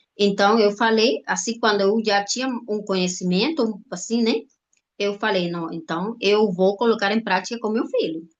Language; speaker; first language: Portuguese; non-native, fluent; Spanish